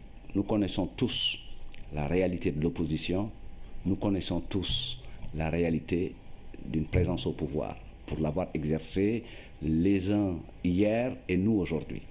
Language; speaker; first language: French; non-native, local second language; Wolof